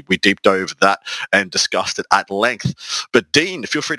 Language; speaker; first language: English; native; English